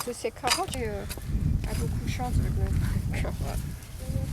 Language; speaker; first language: French; non-native, fluent; English